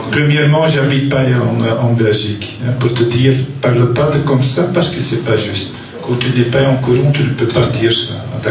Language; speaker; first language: French; non-native, local second language; Dutch